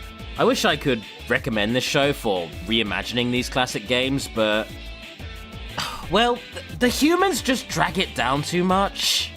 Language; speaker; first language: English; native; English